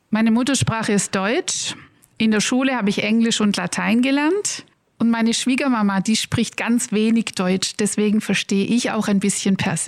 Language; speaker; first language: German; native; German